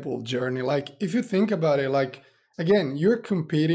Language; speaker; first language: English; non-native, fluent; Italian